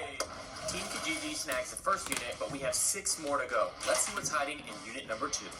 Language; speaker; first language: English; native; English